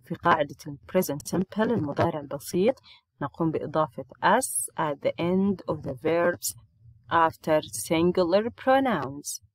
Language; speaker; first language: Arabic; native; Arabic